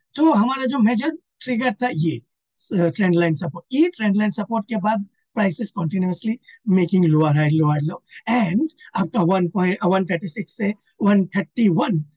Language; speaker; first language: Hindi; non-native, local second language; Assamese